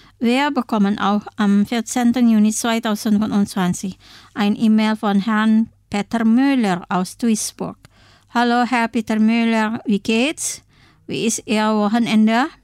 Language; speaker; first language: German; non-native, fluent; Indonesian